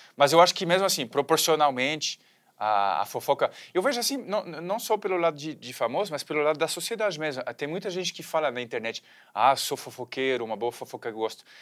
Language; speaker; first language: Portuguese; non-native, fluent; French